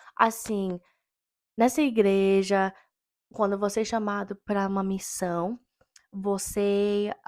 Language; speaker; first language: Portuguese; non-native, fluent; English